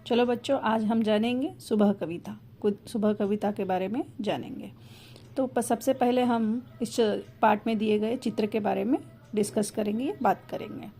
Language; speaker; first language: Hindi; non-native, local second language; Telugu